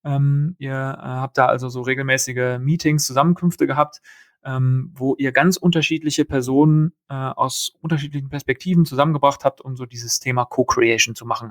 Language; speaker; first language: German; native; German